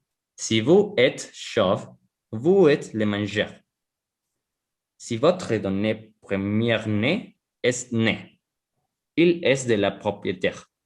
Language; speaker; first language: French; non-native, learner; Spanish